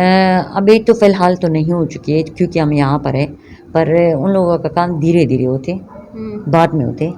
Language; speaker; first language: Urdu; non-native, local second language; Persian